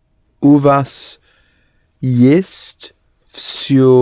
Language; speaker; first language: Russian; non-native, learner; English